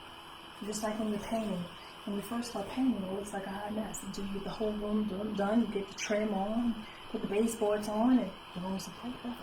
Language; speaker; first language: English; native; English